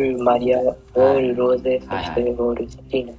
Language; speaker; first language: Japanese; non-native, learner; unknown